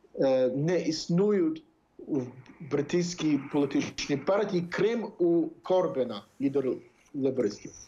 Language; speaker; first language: Ukrainian; early bilingual, heritage; English